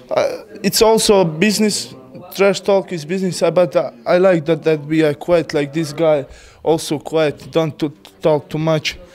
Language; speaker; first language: English; non-native, learner; Bosnian